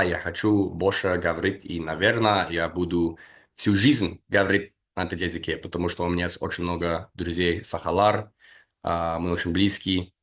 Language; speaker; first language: Russian; non-native, fluent; English